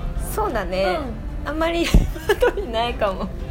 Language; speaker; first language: Japanese; native; Japanese